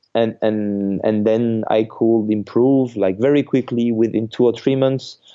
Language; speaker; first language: English; non-native, fluent; French